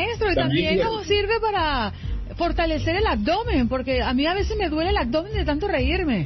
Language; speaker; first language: Spanish; native; Spanish